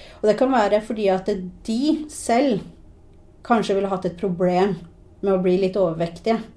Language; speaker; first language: Norwegian; early bilingual, other home language; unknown